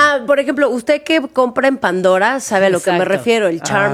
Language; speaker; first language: Spanish; native; Spanish